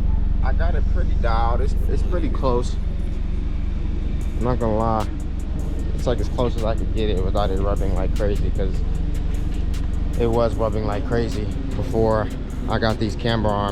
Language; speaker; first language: English; native; English